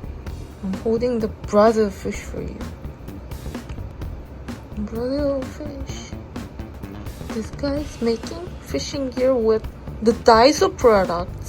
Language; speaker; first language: English; non-native, fluent; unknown